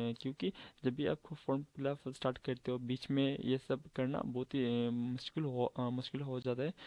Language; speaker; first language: Hindi; non-native, local second language; Bangla